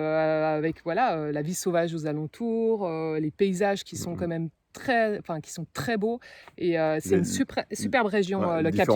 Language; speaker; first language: French; native; French